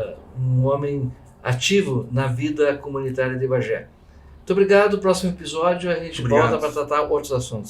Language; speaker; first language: Portuguese; native; Portuguese